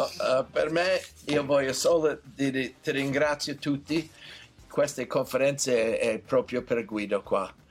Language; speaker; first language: Italian; non-native, learner; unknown